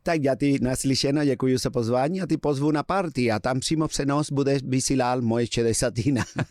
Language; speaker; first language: Czech; non-native, fluent; Spanish